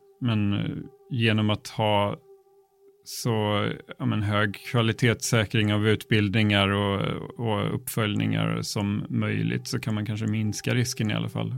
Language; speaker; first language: Swedish; native; Swedish